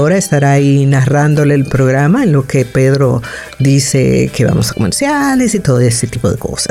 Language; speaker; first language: Spanish; native; Spanish